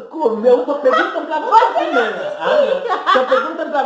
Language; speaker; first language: Portuguese; non-native, fluent; Haitian Creole